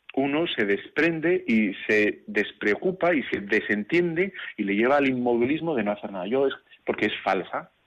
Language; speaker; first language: Spanish; native; Spanish